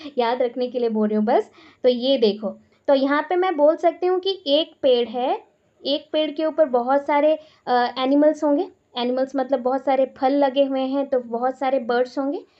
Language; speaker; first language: Hindi; non-native, local second language; Odia